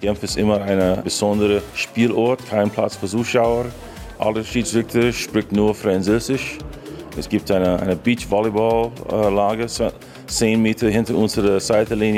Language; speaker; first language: German; non-native, fluent; English